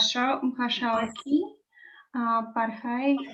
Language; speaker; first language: Hindi; non-native, learner; Russian